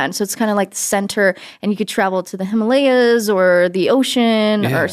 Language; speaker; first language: English; native; English